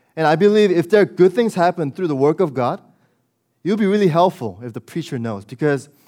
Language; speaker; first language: English; early bilingual, other home language; Korean